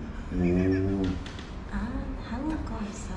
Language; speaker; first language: Korean; non-native, learner; Vietnamese